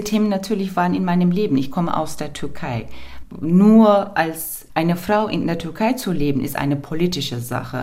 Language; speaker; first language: German; non-native, fluent; Turkish